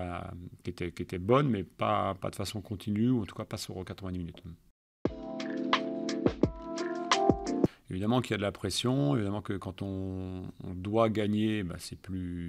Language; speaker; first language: French; native; French